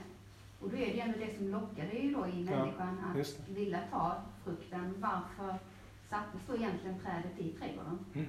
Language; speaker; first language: Swedish; native; Swedish